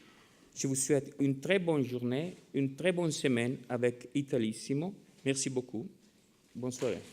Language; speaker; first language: French; non-native, fluent; Italian